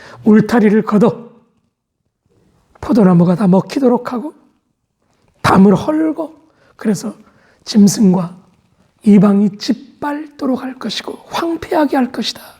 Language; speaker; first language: Korean; native; Korean